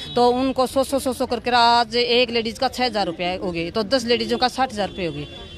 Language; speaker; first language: Hindi; native; Hindi